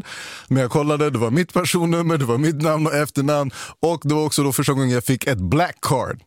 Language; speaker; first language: Swedish; native; Swedish